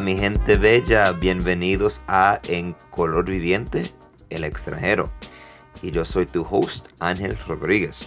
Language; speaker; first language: Spanish; early bilingual, heritage; Spanish